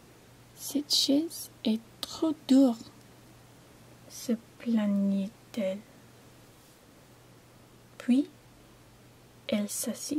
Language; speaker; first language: French; non-native, learner; English